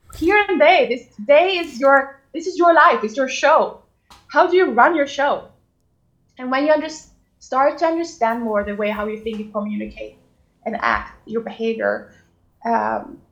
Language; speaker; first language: English; non-native, fluent; Swedish